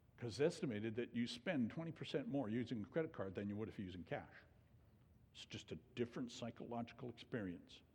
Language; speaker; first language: English; native; English